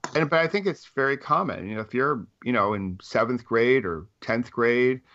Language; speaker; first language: English; native; English